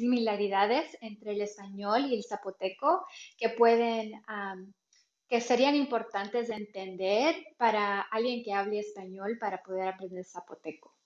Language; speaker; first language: Spanish; early bilingual, heritage; Spanish